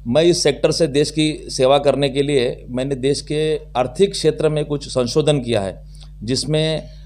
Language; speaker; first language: Hindi; non-native, local second language; Telugu